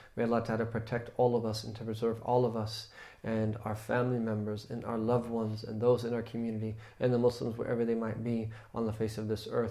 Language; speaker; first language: English; native; English